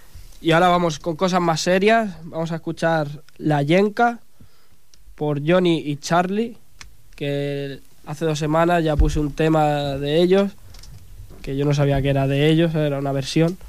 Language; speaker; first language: Spanish; native; Spanish